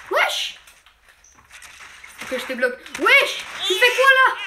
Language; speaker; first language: French; native; French